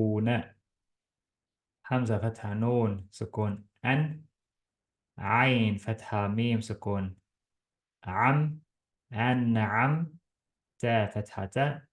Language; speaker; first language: Arabic; non-native, fluent; Estonian